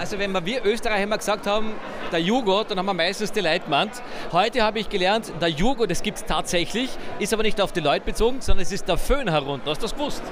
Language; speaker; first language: German; native; German